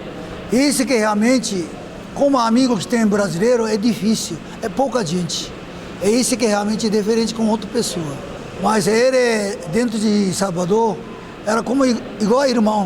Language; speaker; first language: Portuguese; non-native, learner; Japanese